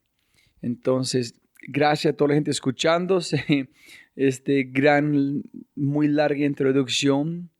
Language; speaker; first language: Spanish; non-native, fluent; English